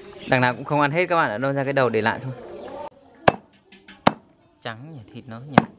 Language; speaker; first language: Vietnamese; native; Vietnamese